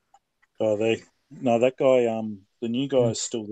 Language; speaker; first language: English; native; English